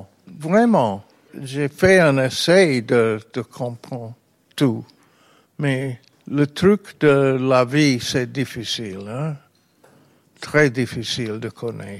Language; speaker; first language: French; non-native, learner; English